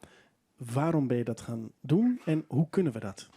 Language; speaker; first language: Dutch; non-native, local second language; Western Frisian